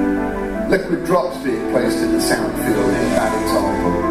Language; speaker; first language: English; native; English